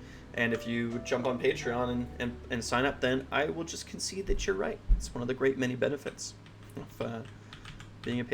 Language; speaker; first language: English; native; English